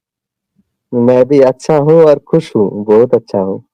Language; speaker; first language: Hindi; non-native, local second language; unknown